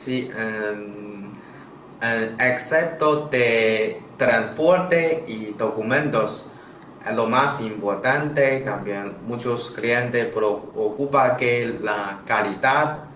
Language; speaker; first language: Spanish; non-native, learner; Chinese